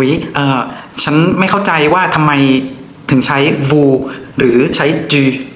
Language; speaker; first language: French; non-native, learner; Thai